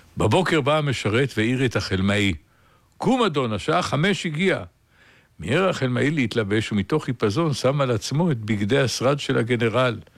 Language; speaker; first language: Hebrew; native; Hebrew